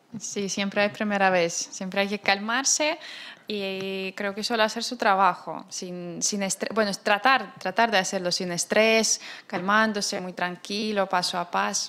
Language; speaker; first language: Spanish; non-native, fluent; Russian